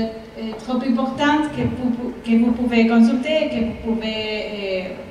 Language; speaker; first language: French; non-native, fluent; Spanish